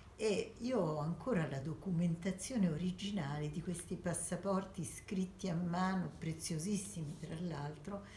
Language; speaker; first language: Italian; early bilingual, other home language; Armenian